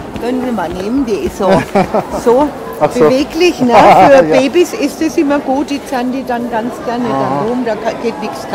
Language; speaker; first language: German; native; German